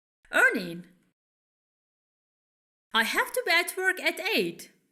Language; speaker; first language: English; non-native, fluent; Turkish